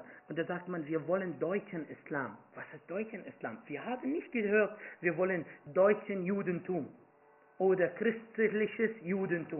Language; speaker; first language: German; non-native, fluent; Arabic